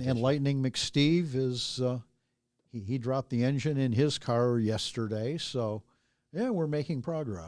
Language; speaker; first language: English; native; English